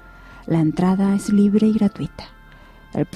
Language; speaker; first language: Spanish; native; Spanish